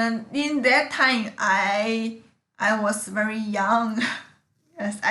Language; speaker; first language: English; non-native, learner; Chinese